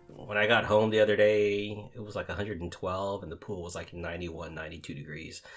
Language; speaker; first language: English; native; English